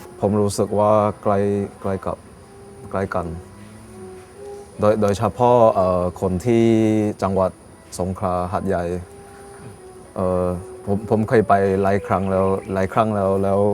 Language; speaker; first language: Thai; non-native, learner; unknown